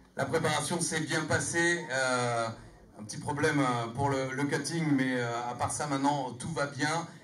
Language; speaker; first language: French; native; French